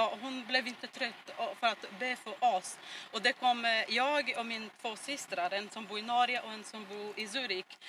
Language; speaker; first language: Swedish; non-native, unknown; Portuguese